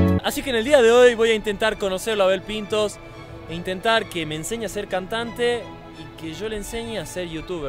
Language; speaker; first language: Spanish; native; Spanish